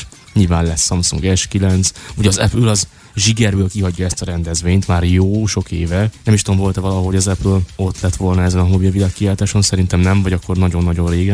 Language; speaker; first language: Hungarian; native; Hungarian